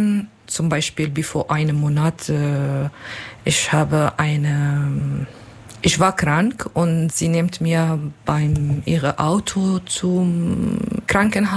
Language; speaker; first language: German; non-native, learner; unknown